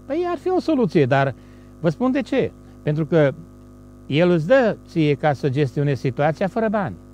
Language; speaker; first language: Romanian; non-native, local second language; Hungarian